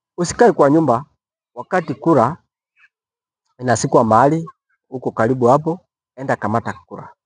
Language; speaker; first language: Swahili; non-native, local second language; Gusii